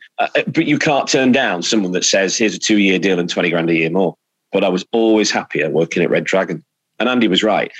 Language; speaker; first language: English; native; English